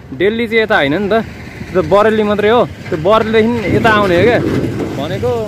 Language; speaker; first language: Nepali; native; Nepali